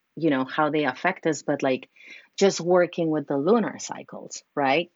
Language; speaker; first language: English; non-native, fluent; Spanish